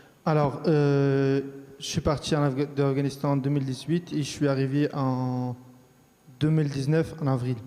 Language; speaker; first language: French; early bilingual, other home language; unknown